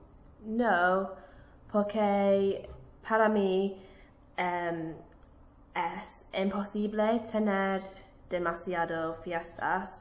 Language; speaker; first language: Spanish; non-native, learner; English